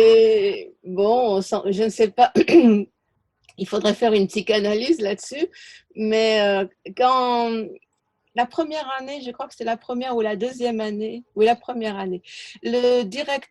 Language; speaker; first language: French; native; French